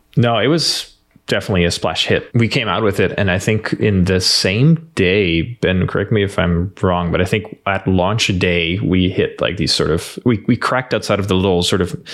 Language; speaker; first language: English; non-native, fluent; Dutch